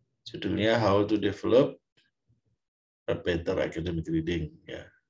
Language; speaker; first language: English; non-native, fluent; Indonesian